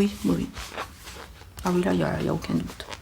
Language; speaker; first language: French; native; French